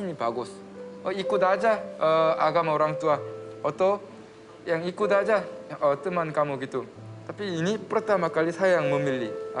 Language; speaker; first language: Indonesian; non-native, fluent; Korean